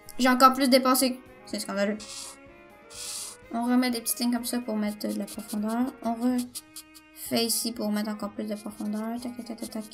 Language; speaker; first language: French; native; French